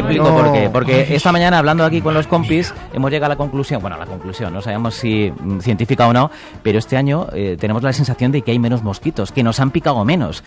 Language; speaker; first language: Spanish; native; Spanish